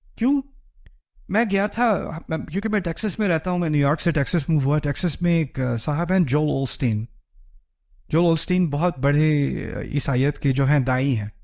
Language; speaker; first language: Urdu; early bilingual, heritage; Urdu